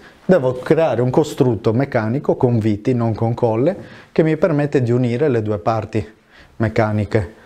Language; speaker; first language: Italian; native; Italian